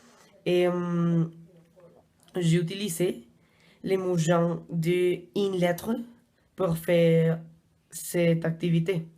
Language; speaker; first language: French; non-native, learner; Spanish